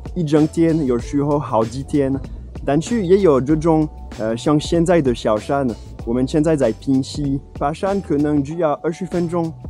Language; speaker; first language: Chinese; non-native, fluent; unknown